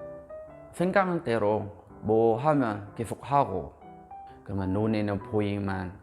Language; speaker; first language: Korean; non-native, fluent; Khmer